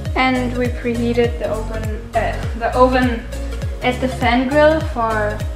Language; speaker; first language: English; non-native, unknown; German